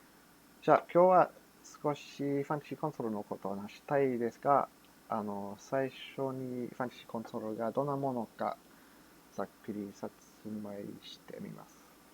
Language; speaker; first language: Japanese; non-native, fluent; English